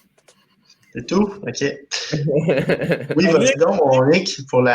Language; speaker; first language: French; native; French